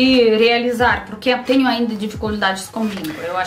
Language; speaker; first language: Portuguese; non-native, learner; Russian